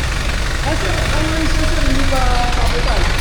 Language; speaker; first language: Filipino; native; Filipino